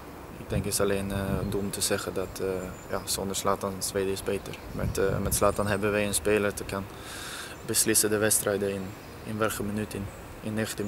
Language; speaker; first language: Dutch; non-native, learner; Swedish